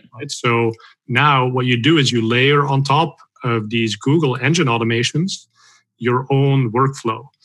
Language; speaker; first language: English; non-native, fluent; Dutch